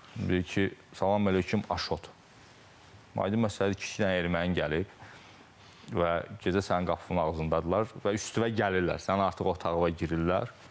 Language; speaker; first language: Azerbaijani; native; Azerbaijani